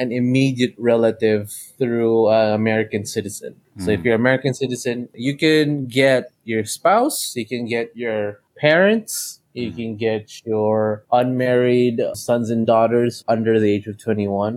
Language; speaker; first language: English; non-native, local second language; Cebuano